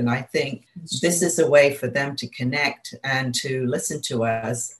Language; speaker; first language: English; native; English